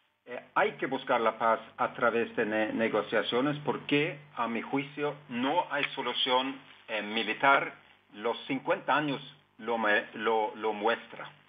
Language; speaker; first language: Spanish; non-native, fluent; Norwegian